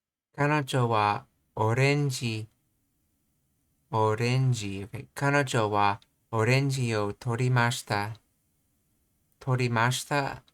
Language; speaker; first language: Japanese; non-native, learner; English